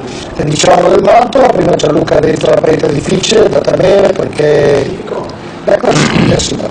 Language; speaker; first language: Italian; native; Italian